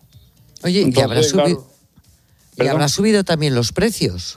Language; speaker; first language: Spanish; native; Spanish